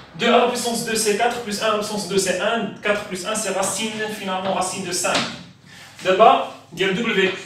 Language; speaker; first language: French; non-native, local second language; Arabic